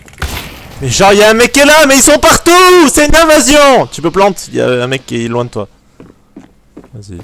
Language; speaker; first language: French; native; French